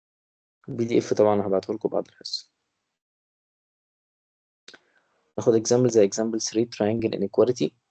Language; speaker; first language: Arabic; native; Arabic